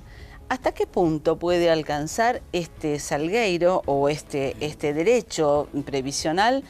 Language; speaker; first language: Spanish; native; Spanish